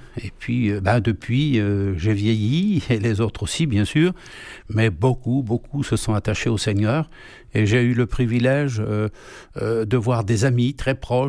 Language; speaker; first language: French; native; French